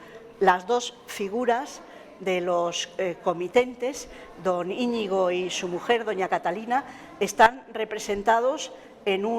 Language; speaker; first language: Spanish; native; Spanish